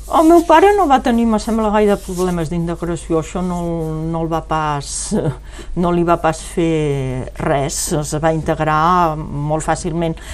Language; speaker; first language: Catalan; non-native, local second language; French